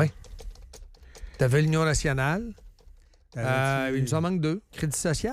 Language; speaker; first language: French; native; French